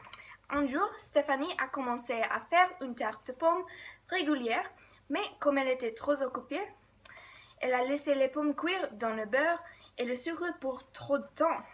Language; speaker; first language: French; non-native, learner; English